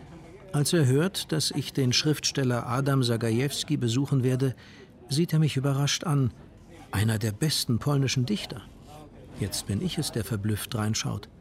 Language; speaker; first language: German; native; German